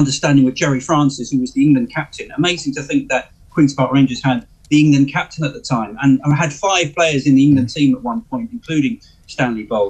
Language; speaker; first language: English; native; English